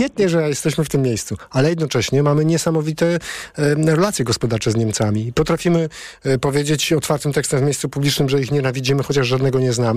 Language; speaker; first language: Polish; native; Polish